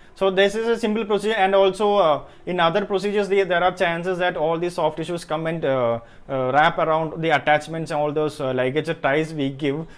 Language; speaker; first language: English; non-native, local second language; Malayalam